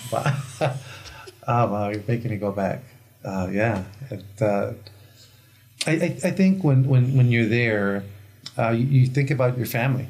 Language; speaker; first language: English; early bilingual, other home language; Spanish